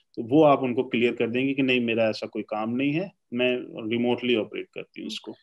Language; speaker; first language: Urdu; native; Urdu